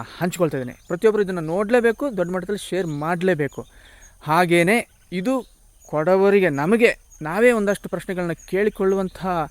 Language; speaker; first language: Kannada; non-native, local second language; Kodava